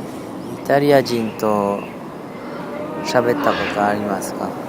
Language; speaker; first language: Japanese; non-native, fluent; French